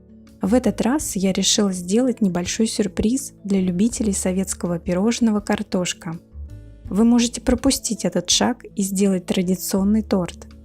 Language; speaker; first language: Russian; native; Russian